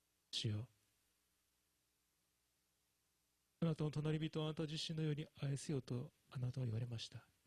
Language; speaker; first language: Japanese; native; Japanese